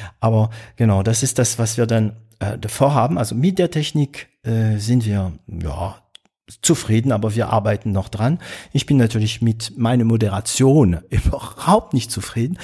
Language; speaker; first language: German; non-native, fluent; French